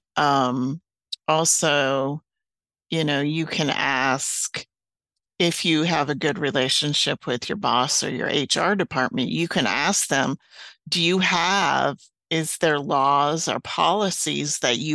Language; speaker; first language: English; native; English